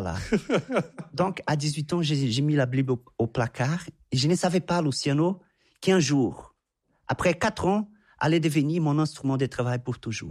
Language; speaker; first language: French; non-native, fluent; Portuguese